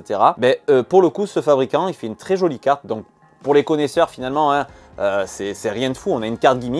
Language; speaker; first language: French; native; French